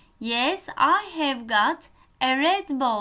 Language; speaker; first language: English; non-native, fluent; Turkish